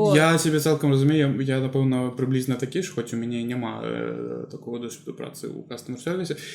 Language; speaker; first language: Belarusian; non-native, local second language; Russian